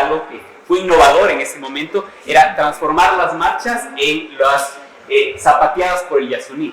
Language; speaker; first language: Spanish; native; Spanish